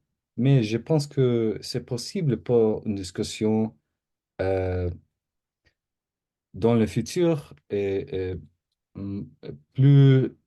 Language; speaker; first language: French; non-native, learner; English